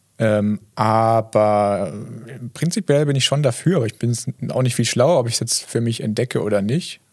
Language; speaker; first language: German; native; German